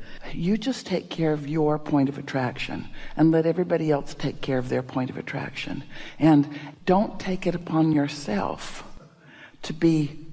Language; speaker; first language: English; native; English